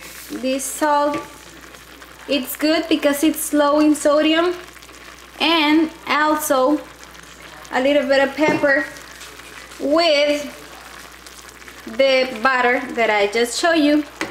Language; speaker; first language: English; non-native, fluent; Spanish